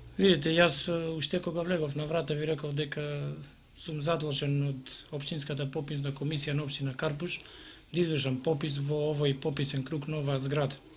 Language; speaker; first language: Macedonian; native; Macedonian